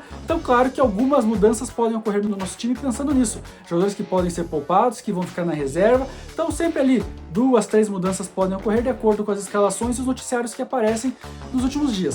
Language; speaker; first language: Portuguese; native; Portuguese